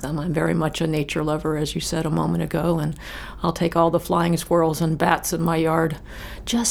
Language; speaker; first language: English; native; English